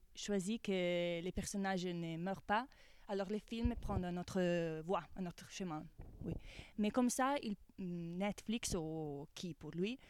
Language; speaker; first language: French; non-native, fluent; Italian